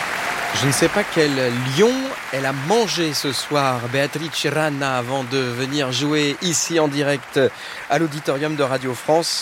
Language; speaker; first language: French; native; French